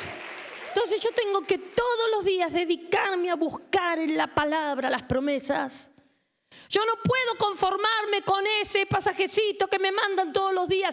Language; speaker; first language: Spanish; native; Spanish